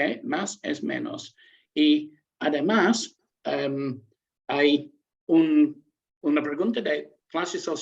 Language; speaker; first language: Spanish; non-native, learner; English